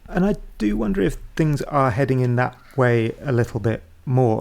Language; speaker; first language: English; native; English